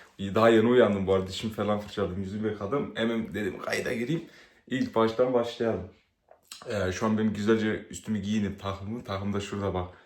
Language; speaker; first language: Turkish; early bilingual, heritage; Turkish